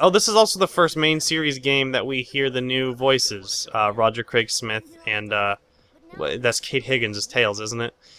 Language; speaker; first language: English; native; English